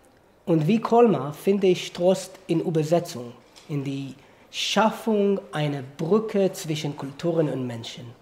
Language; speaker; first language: German; non-native, fluent; Hebrew